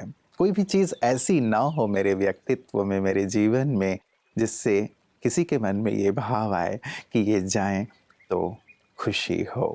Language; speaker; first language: Hindi; native; Hindi